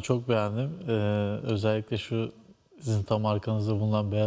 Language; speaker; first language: Turkish; native; Turkish